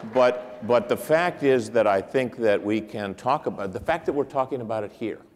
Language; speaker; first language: English; native; English